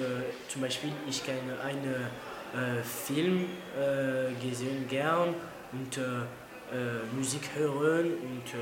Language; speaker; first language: German; non-native, learner; French